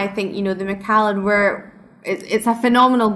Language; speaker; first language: English; native; English